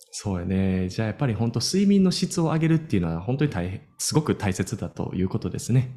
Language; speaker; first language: Japanese; native; Japanese